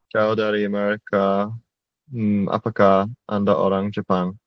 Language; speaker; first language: Indonesian; non-native, learner; English